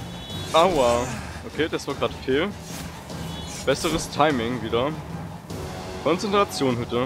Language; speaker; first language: German; native; German